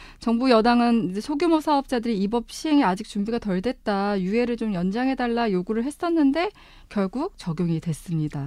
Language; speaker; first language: Korean; native; Korean